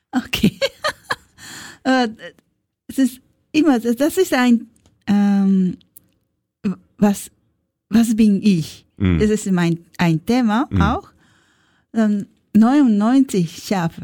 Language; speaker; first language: German; non-native, learner; Japanese